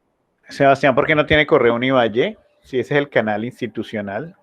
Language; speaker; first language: Spanish; native; Spanish